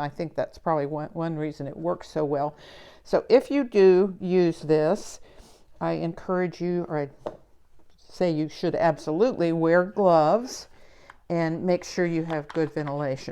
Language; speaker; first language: English; native; English